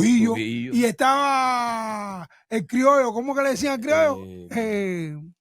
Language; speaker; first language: Spanish; native; Spanish